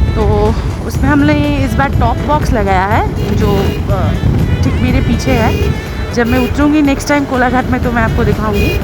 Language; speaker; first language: Hindi; non-native, local second language; Bangla